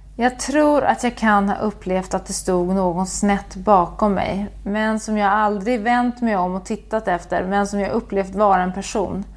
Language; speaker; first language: Swedish; native; Swedish